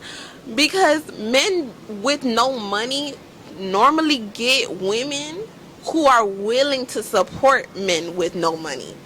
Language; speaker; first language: English; native; English